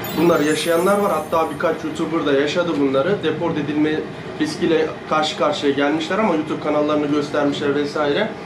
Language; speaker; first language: Turkish; native; Turkish